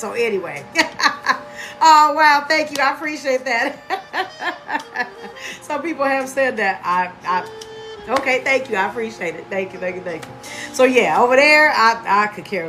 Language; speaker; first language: English; native; English